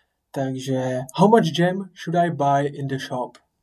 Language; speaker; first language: English; non-native, fluent; Czech